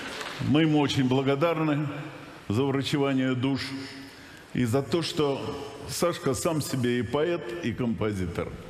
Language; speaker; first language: Russian; native; Russian